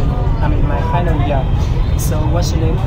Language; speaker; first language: English; non-native, learner; Vietnamese